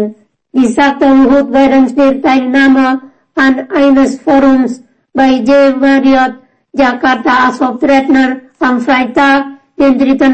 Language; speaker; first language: German; non-native, fluent; Indonesian